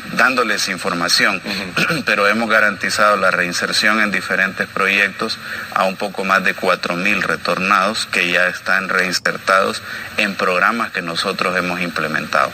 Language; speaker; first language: Spanish; native; Spanish